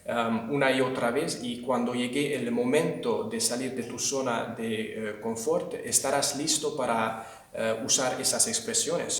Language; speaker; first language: Spanish; non-native, fluent; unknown